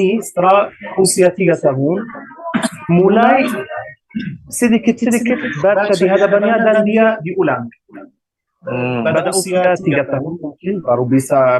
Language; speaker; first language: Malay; non-native, learner; Arabic